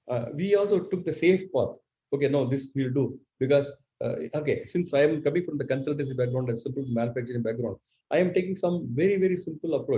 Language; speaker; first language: English; non-native, local second language; Tamil